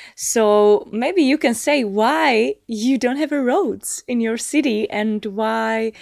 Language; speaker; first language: English; non-native, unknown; Czech